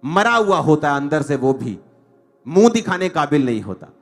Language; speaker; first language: Hindi; non-native, local second language; Punjabi